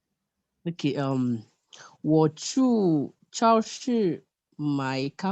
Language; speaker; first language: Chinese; non-native, learner; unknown